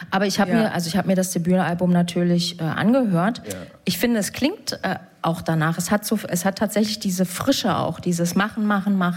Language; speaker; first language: German; native; German